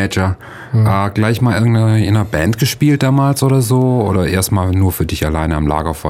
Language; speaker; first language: German; native; German